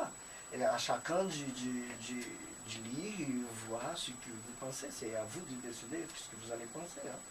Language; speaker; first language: French; non-native, fluent; Portuguese